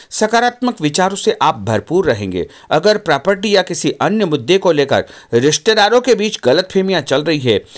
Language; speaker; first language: Hindi; native; Hindi